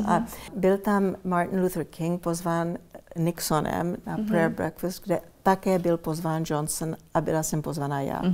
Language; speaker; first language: Czech; early bilingual, heritage; Czech